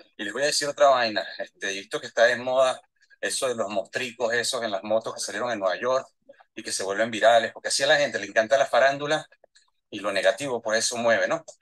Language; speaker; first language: Spanish; native; Spanish